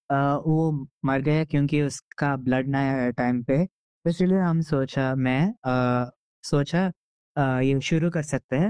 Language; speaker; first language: Hindi; non-native, local second language; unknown